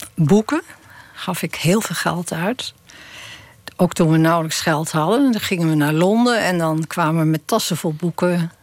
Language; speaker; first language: Dutch; native; Dutch